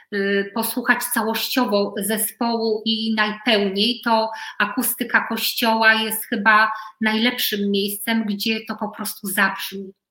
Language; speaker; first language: Polish; native; Polish